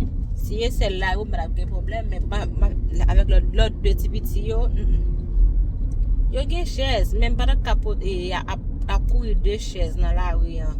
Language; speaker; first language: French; non-native, learner; Haitian Creole